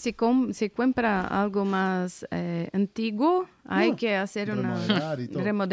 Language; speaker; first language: Spanish; non-native, fluent; Portuguese